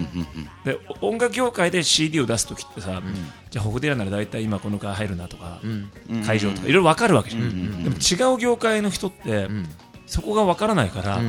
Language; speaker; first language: Japanese; native; Japanese